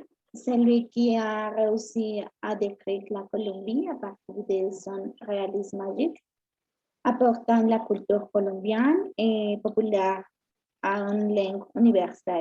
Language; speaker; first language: French; non-native, learner; Spanish